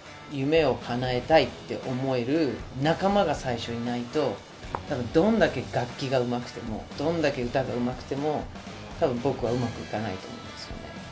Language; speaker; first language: Japanese; native; Japanese